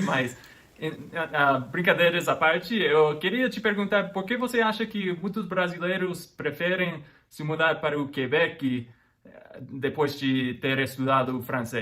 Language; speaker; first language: Portuguese; non-native, fluent; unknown